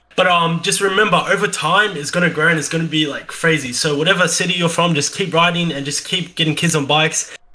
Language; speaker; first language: English; native; English